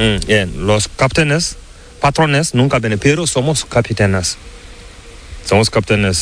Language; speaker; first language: Spanish; non-native, learner; Fula